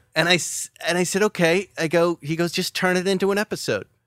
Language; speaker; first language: English; native; English